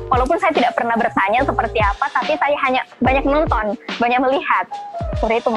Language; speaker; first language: Indonesian; native; Indonesian